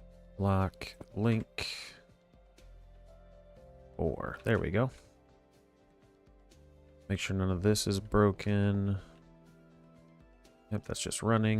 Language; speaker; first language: English; native; English